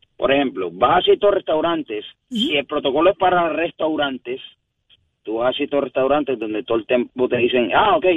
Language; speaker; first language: Spanish; native; Spanish